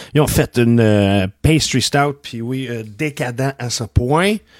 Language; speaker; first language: French; native; French